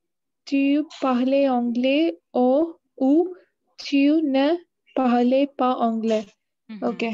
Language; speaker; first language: French; non-native, learner; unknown